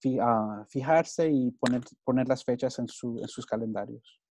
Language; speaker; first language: Spanish; early bilingual, heritage; Spanish